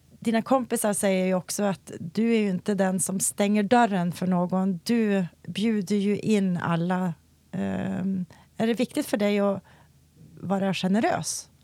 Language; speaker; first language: Swedish; native; Swedish